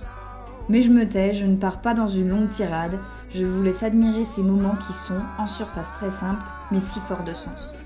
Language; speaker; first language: French; native; French